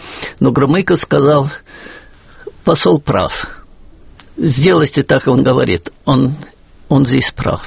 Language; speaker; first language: Russian; non-native, fluent; German